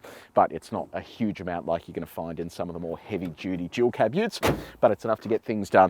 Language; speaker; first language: English; native; English